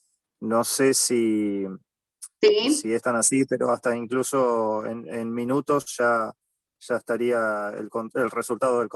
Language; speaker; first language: Spanish; native; Spanish